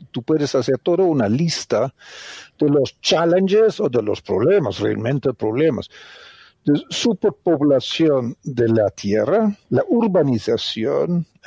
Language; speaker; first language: Spanish; non-native, fluent; Dutch